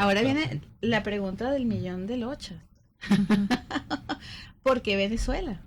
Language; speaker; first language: Spanish; native; Spanish